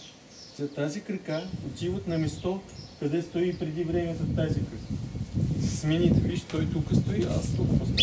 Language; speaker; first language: Bulgarian; non-native, learner; Russian